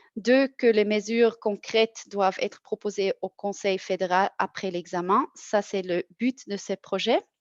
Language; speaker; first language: French; non-native, local second language; German